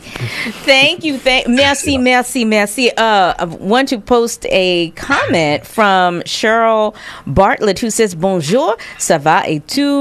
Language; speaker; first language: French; non-native, learner; English